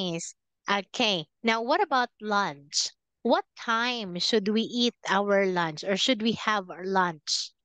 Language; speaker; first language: English; non-native, fluent; Filipino